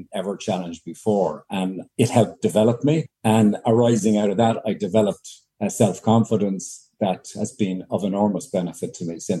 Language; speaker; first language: English; native; English